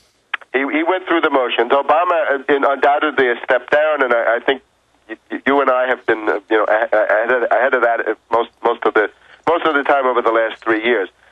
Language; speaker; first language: English; native; English